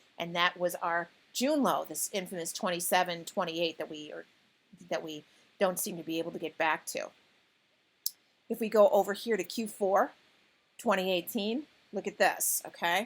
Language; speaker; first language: English; native; English